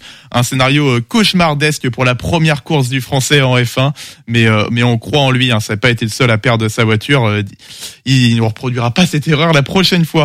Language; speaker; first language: French; native; French